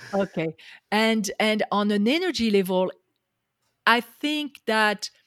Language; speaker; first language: English; non-native, fluent; French